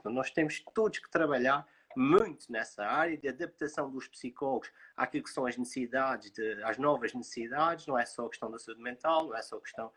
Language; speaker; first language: Portuguese; native; Portuguese